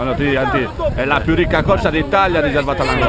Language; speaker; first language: Italian; native; Italian